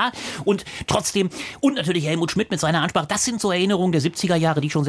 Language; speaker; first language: German; native; German